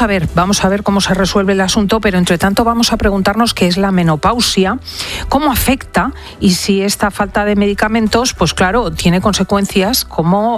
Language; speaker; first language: Spanish; native; Spanish